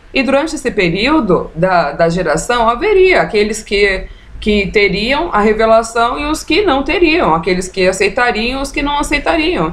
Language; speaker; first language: Portuguese; native; Portuguese